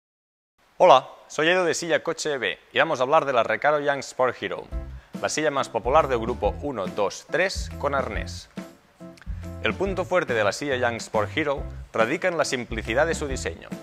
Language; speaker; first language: Spanish; native; Spanish